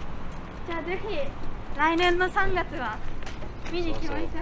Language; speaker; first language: Japanese; native; Japanese